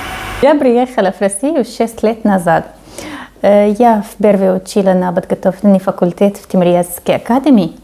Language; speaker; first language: Russian; non-native, fluent; Arabic